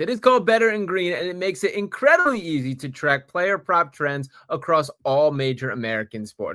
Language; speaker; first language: English; native; English